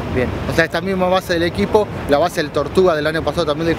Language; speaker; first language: Spanish; native; Spanish